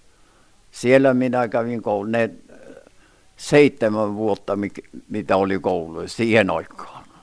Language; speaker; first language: Finnish; early bilingual, heritage; Finnish